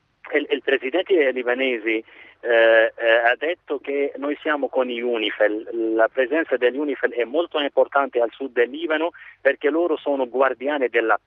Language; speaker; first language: Italian; non-native, fluent; Arabic